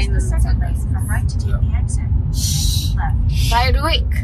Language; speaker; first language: German; non-native, learner; Korean